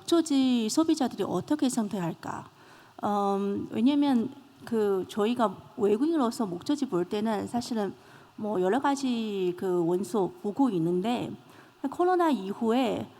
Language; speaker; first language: Korean; non-native, fluent; Chinese